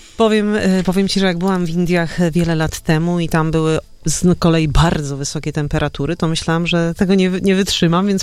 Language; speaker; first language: Polish; native; Polish